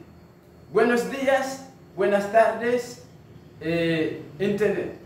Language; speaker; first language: Spanish; non-native, learner; Haitian Creole